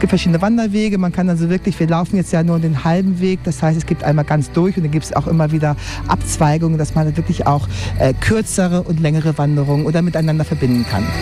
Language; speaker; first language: German; native; German